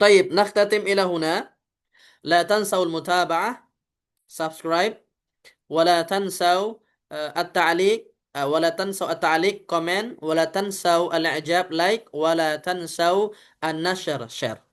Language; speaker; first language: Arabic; non-native, fluent; Indonesian